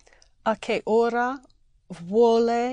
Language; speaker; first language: Italian; non-native, learner; English